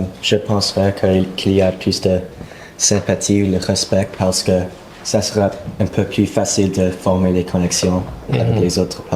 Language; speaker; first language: French; non-native, local second language; English